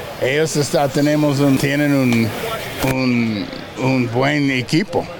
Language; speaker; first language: Spanish; non-native, learner; English